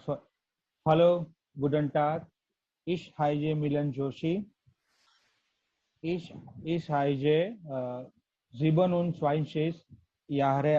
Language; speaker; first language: German; non-native, learner; Gujarati